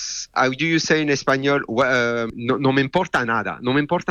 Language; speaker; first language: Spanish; non-native, learner; French